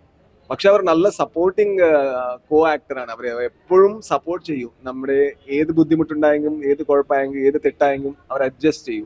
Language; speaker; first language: Malayalam; non-native, learner; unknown